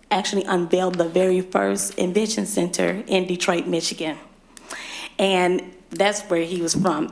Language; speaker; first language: English; native; English